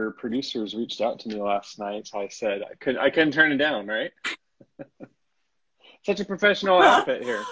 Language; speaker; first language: English; native; English